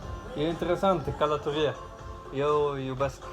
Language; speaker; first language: Romanian; non-native, learner; Bulgarian